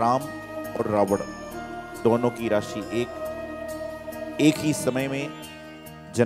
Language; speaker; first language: Hindi; native; Hindi